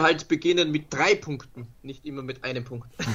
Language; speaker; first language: German; native; German